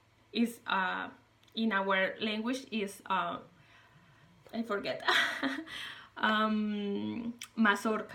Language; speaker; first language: English; non-native, learner; Spanish